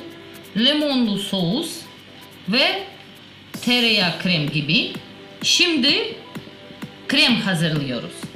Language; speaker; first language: Turkish; non-native, learner; Russian